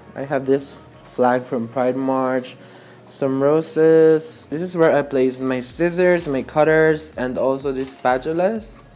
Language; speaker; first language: English; non-native, local second language; Filipino